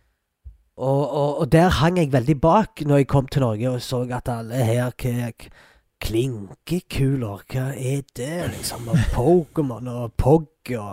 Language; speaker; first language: Norwegian; early bilingual, other home language; Arabic